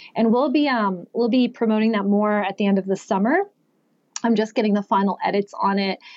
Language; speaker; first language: English; native; English